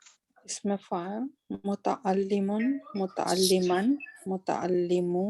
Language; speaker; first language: Arabic; non-native, learner; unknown